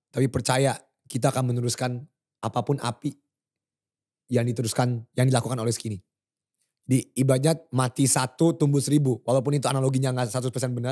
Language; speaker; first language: Indonesian; early bilingual, heritage; Indonesian